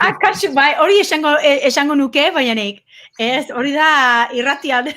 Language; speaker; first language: Basque; early bilingual, heritage; English